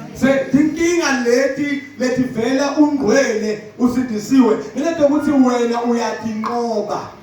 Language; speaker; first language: Zulu; non-native, local second language; Swati